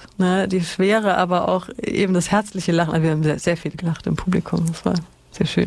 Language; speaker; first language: German; native; German